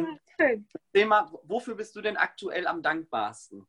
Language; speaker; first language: German; native; German